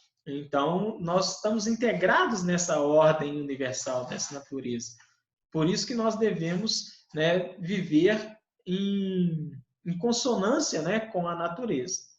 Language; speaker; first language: Portuguese; native; Portuguese